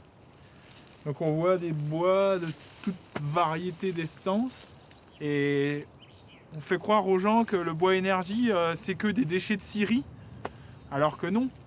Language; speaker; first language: French; native; French